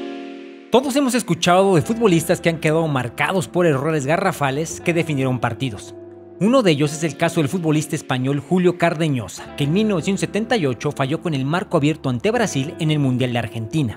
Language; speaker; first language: Spanish; native; Spanish